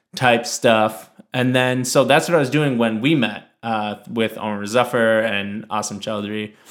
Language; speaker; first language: English; early bilingual, other home language; Hindi